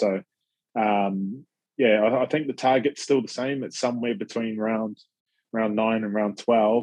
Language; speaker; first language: English; native; English